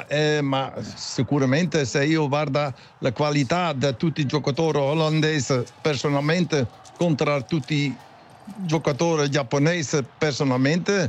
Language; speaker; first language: Italian; non-native, learner; Dutch